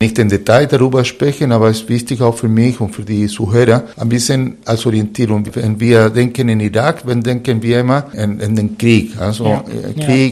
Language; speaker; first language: German; non-native, fluent; Spanish